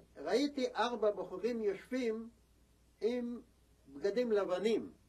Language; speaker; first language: Hebrew; non-native, fluent; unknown